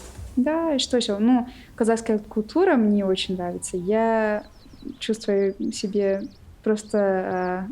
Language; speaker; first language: Russian; non-native, fluent; English